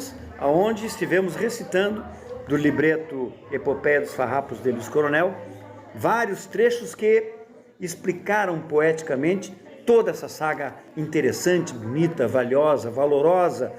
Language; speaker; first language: Portuguese; native; Portuguese